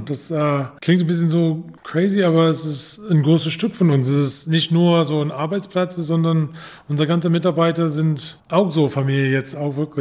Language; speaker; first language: German; non-native, fluent; English